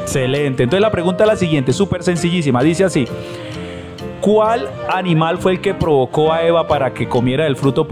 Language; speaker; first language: Spanish; native; Spanish